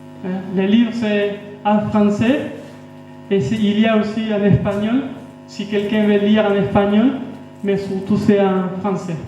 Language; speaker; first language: French; non-native, fluent; Spanish